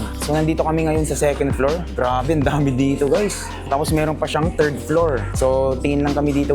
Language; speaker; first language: Filipino; native; Filipino